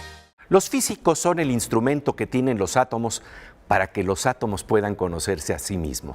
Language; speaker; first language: Spanish; native; Spanish